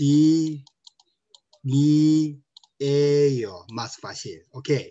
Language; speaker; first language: Spanish; non-native, learner; Korean